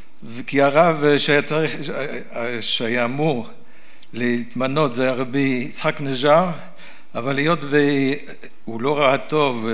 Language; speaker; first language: Hebrew; early bilingual, other home language; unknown